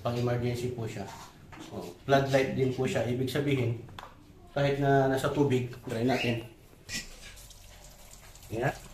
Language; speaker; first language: Filipino; native; Filipino